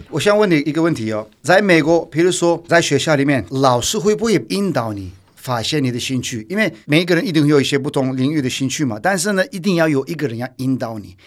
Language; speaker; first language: Chinese; non-native, fluent; Turkish